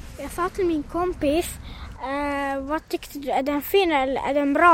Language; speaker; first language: Swedish; non-native, local second language; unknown